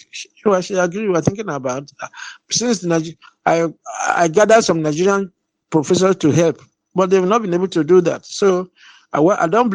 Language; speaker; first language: English; non-native, local second language; Igbo